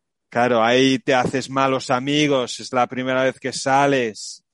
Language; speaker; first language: Spanish; non-native, fluent; English